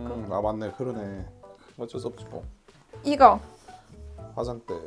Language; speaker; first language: Korean; native; Korean